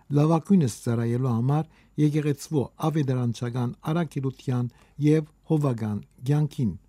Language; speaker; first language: Armenian; native; Armenian